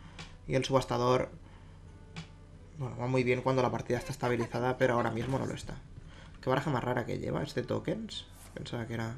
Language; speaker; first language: Spanish; native; Spanish